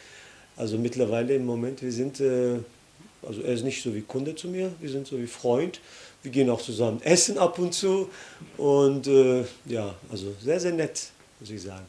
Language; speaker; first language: German; non-native, fluent; Turkish